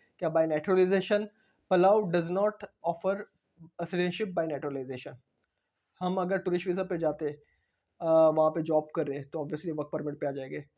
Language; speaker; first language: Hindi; non-native, local second language; Marathi